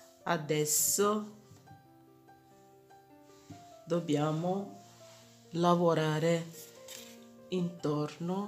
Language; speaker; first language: Italian; non-native, fluent; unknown